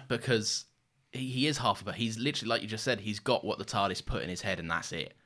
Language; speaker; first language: English; native; English